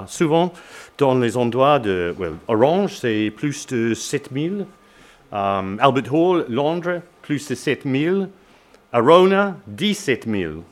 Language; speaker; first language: French; non-native, learner; English